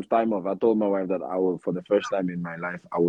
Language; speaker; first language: English; non-native, local second language; Wolof